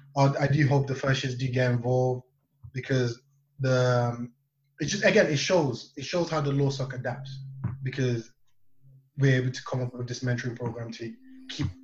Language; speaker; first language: English; non-native, local second language; Yoruba